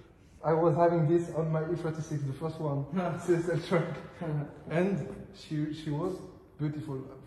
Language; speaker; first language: English; non-native, learner; French